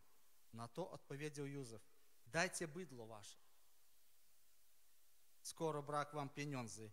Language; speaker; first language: Polish; non-native, learner; Ukrainian